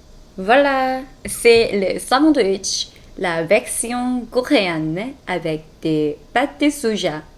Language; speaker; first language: French; non-native, fluent; Korean